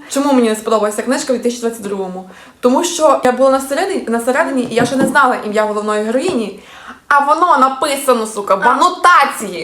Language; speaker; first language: Ukrainian; native; Ukrainian